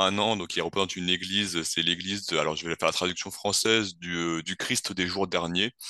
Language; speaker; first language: French; native; French